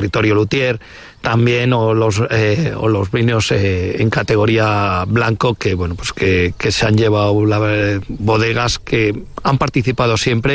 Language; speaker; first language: Spanish; native; Spanish